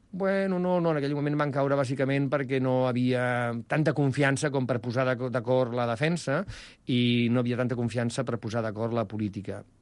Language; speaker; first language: Catalan; native; Catalan